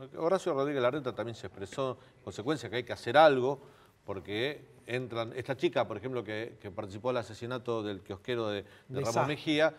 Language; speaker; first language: Spanish; native; Spanish